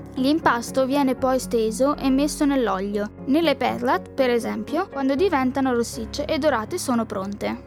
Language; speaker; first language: Italian; non-native, fluent; Albanian